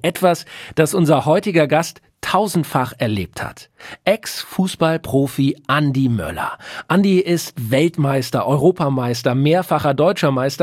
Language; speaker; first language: German; native; German